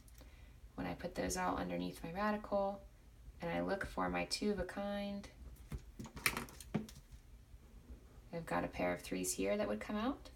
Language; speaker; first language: English; native; English